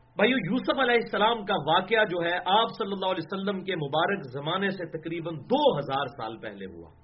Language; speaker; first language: Urdu; non-native, local second language; Punjabi